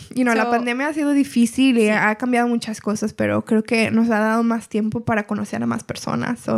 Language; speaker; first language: Spanish; early bilingual, heritage; Spanish